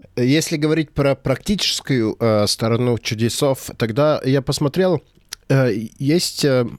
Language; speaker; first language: Russian; non-native, fluent; Latvian